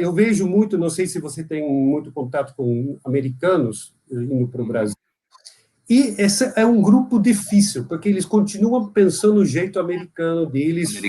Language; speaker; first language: Portuguese; non-native, fluent; Dutch